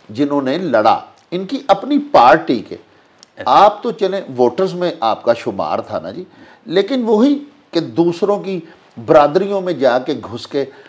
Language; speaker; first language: Urdu; non-native, local second language; Punjabi